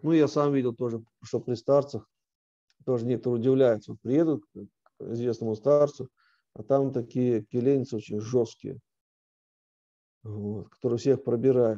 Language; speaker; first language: Russian; native; Russian